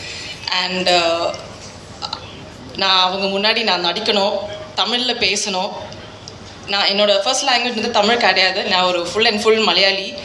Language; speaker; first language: Tamil; non-native, fluent; Malayalam